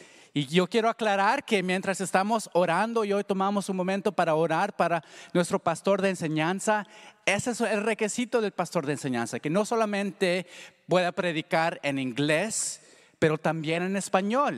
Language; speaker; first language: Spanish; early bilingual, heritage; Spanish